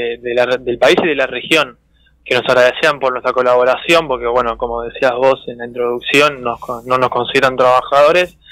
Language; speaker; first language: Spanish; native; Spanish